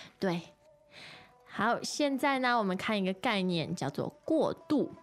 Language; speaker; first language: Chinese; native; Chinese